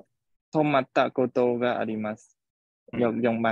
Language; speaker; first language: Japanese; non-native, learner; Khmer